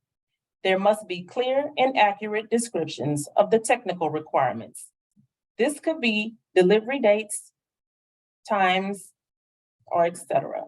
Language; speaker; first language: English; native; English